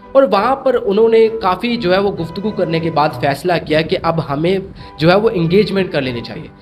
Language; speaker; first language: Urdu; non-native, local second language; Sindhi